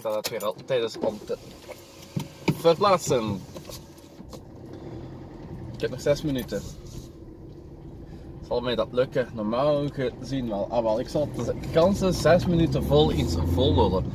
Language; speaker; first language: Dutch; native; Dutch